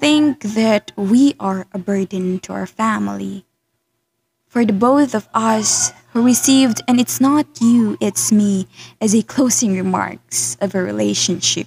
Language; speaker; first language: English; non-native, local second language; Cebuano